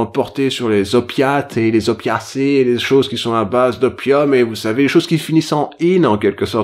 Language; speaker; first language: French; native; French